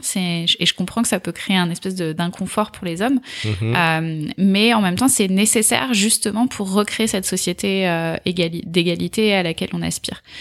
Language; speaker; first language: French; native; French